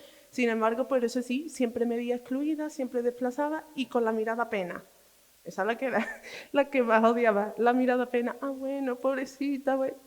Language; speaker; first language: Spanish; early bilingual, other home language; Arabic